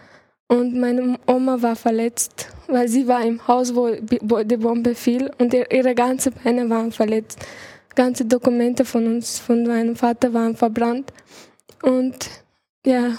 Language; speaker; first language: German; early bilingual, other home language; Chechen